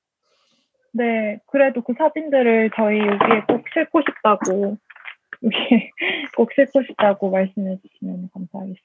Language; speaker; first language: Korean; native; Korean